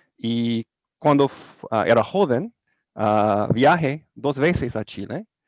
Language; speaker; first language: Spanish; non-native, learner; English